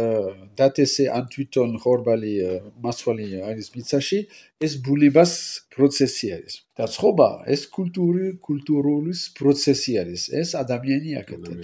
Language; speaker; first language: Georgian; non-native, learner; French